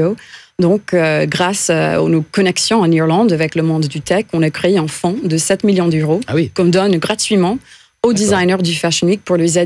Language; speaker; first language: French; non-native, fluent; English